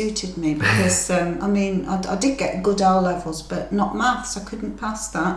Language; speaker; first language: English; native; English